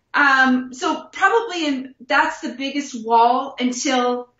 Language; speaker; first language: English; native; English